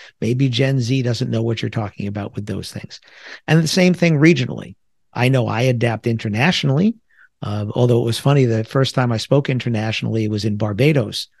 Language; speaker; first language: English; native; English